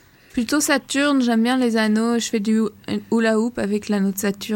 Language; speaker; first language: French; native; French